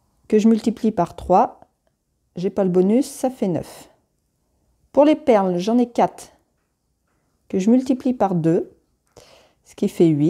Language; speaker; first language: French; native; French